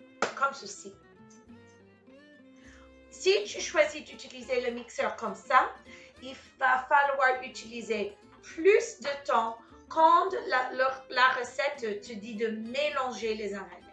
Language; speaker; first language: French; non-native, fluent; English